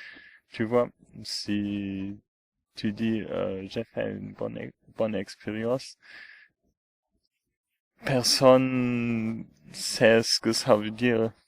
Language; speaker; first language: French; non-native, fluent; German